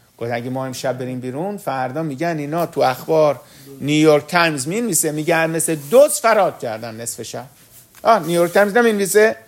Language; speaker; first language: Persian; early bilingual, heritage; Persian